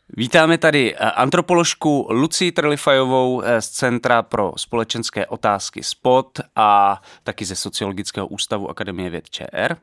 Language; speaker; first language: Czech; native; Czech